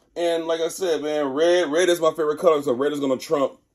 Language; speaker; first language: English; native; English